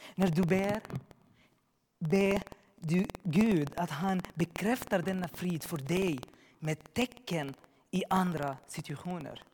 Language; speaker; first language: Swedish; non-native, learner; Arabic